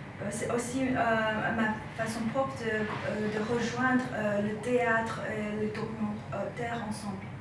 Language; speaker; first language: French; non-native, fluent; Chinese